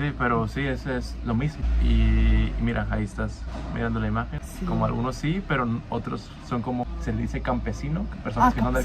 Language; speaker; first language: Spanish; native; Spanish